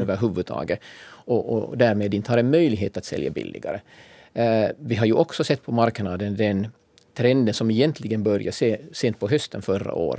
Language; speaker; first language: Swedish; native; Swedish